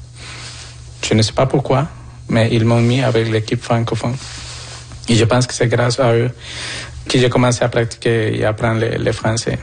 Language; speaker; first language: French; non-native, fluent; Spanish